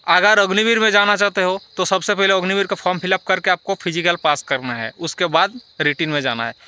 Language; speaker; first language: Hindi; non-native, local second language; Bangla